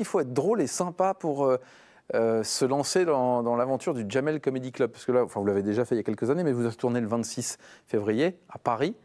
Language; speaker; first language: French; native; French